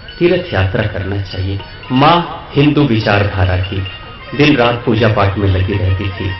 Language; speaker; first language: Hindi; native; Hindi